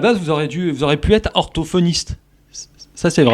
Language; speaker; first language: French; native; French